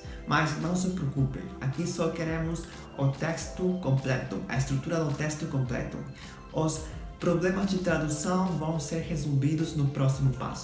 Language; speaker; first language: Portuguese; non-native, fluent; Spanish